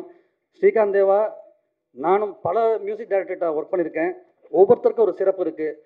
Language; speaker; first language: Tamil; native; Tamil